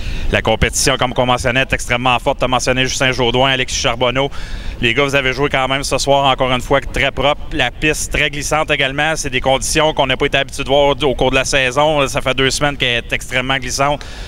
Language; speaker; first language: French; native; French